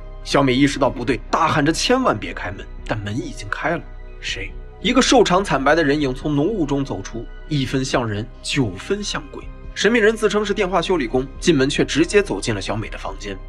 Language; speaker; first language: Chinese; native; Chinese